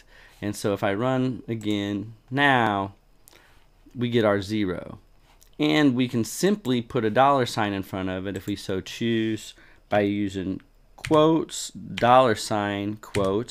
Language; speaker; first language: English; native; English